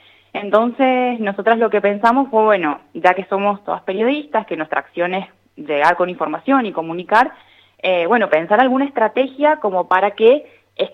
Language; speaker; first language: Spanish; native; Spanish